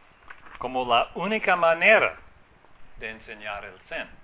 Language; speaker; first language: Spanish; non-native, fluent; English